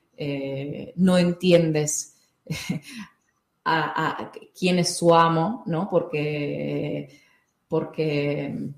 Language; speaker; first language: Spanish; non-native, fluent; Russian